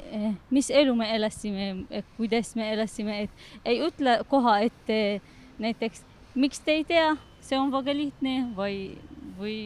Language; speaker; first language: Estonian; non-native, learner; Arabic